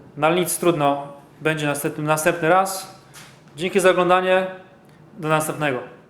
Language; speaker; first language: Polish; early bilingual, heritage; Polish